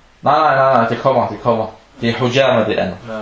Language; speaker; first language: Danish; non-native, fluent; Arabic